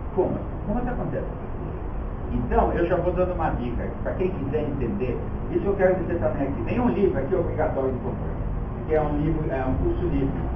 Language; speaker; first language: Portuguese; early bilingual, other home language; Yiddish